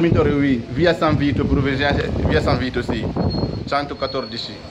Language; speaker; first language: Italian; non-native, learner; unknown